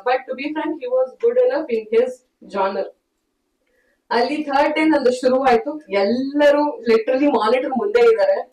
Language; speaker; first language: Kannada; native; Kannada